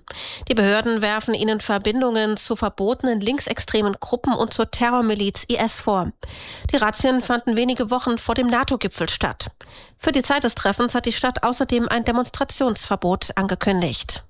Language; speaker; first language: German; native; German